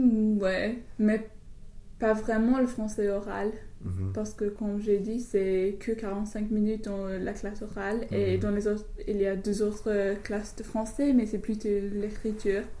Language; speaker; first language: French; non-native, fluent; English